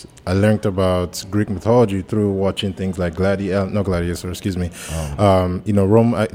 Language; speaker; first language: English; non-native, local second language; Yoruba